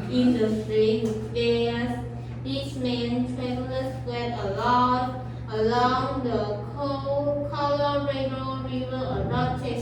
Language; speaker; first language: English; non-native, learner; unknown